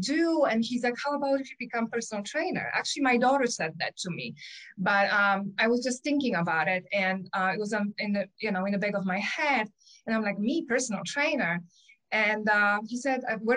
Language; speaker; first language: English; non-native, fluent; Polish